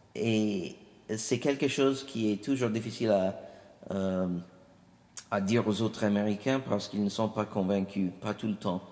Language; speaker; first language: French; non-native, fluent; English